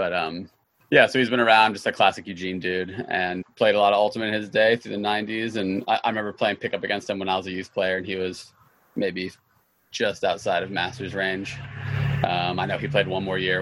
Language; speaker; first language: English; native; English